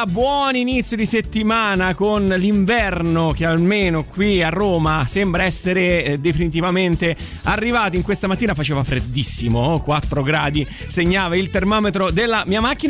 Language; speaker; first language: Italian; native; Italian